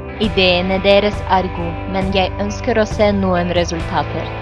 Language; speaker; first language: Norwegian; non-native, fluent; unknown